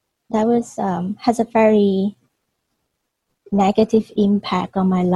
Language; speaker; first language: English; non-native, local second language; Cantonese